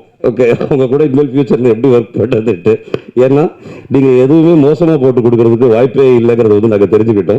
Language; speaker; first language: Tamil; native; Tamil